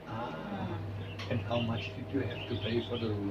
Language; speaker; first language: English; non-native, fluent; German